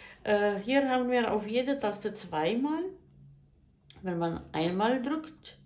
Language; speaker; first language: German; non-native, fluent; Croatian